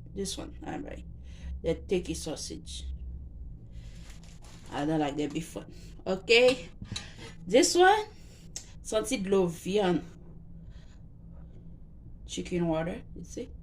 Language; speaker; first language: English; non-native, learner; Haitian Creole